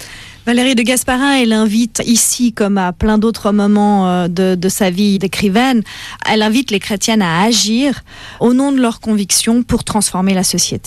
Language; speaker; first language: French; native; French